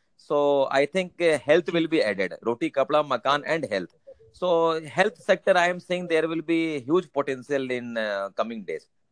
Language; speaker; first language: English; non-native, local second language; Hindi